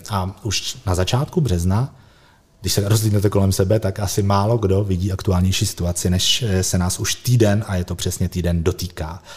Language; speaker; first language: Czech; native; Czech